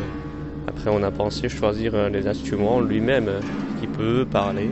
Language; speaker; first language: French; non-native, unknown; Chinese